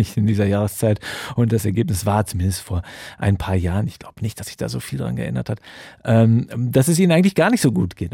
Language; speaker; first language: German; native; German